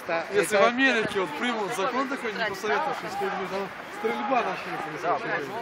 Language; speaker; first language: Russian; native; Russian